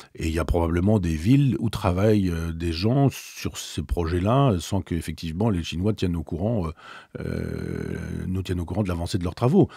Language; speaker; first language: French; native; French